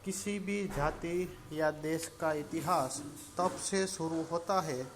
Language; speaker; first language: Hindi; non-native, local second language; Gujarati